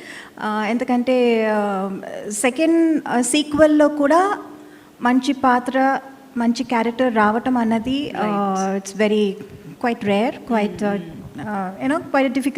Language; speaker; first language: Telugu; non-native, fluent; Tamil